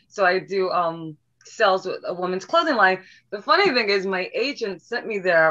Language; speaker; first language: English; native; English